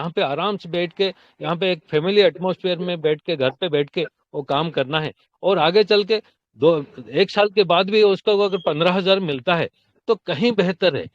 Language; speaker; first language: Hindi; non-native, local second language; Odia